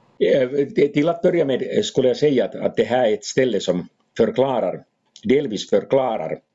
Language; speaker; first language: Swedish; non-native, fluent; Finnish